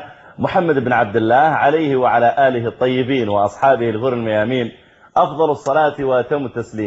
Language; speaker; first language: Arabic; native; Arabic